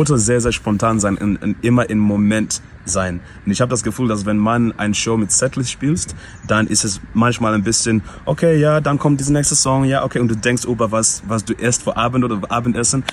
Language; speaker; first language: German; non-native, learner; English